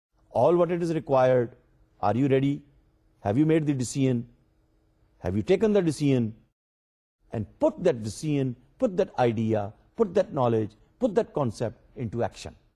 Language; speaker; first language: English; non-native, local second language; Urdu